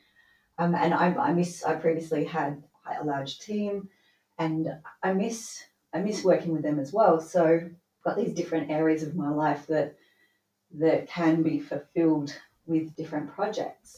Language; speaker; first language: English; native; English